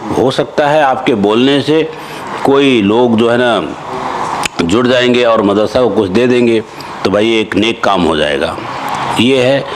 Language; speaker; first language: Hindi; native; Hindi